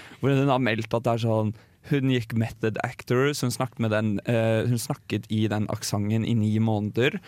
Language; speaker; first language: Norwegian; native; Norwegian